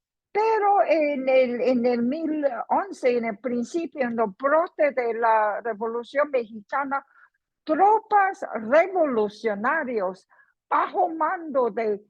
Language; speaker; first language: Spanish; non-native, fluent; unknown